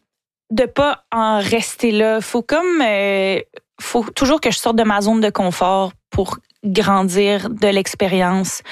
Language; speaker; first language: French; native; French